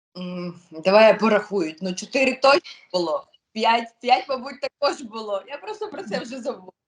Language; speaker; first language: Ukrainian; non-native, local second language; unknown